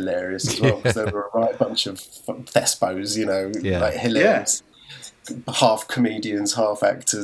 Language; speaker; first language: English; native; English